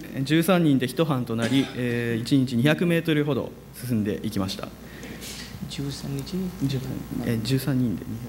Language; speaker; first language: Japanese; native; Japanese